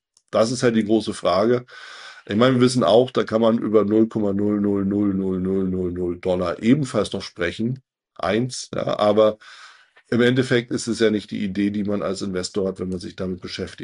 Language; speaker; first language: German; native; German